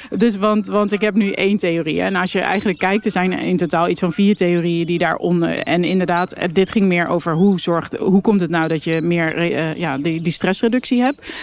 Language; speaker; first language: Dutch; native; Dutch